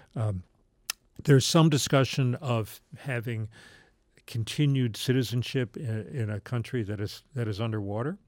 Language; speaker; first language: English; native; English